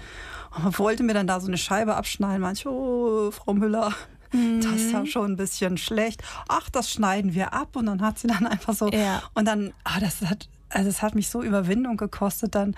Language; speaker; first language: German; native; German